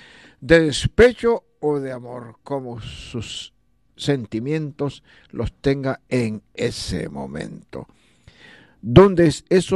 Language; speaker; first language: Spanish; native; Spanish